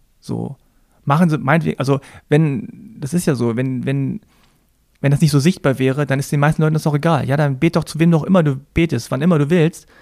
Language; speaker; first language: German; native; German